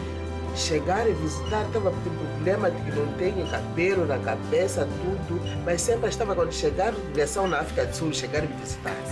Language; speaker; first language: Portuguese; non-native, local second language; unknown